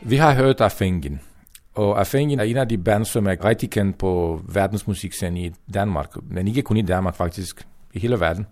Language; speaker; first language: Danish; non-native, fluent; Romanian